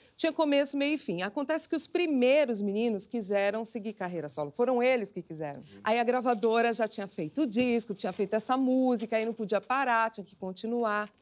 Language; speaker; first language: Portuguese; native; Portuguese